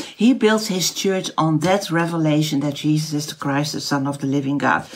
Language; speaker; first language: English; non-native, fluent; Dutch